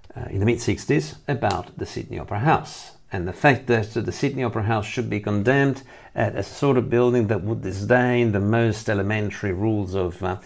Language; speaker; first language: English; non-native, fluent; Italian